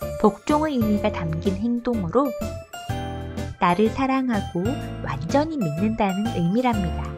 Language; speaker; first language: Korean; native; Korean